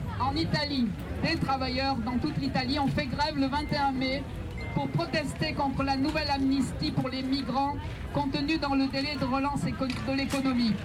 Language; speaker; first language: French; native; French